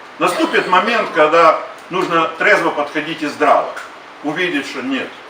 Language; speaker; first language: Russian; native; Russian